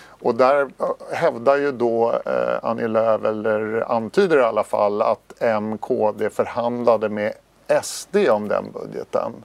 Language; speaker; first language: Swedish; native; Swedish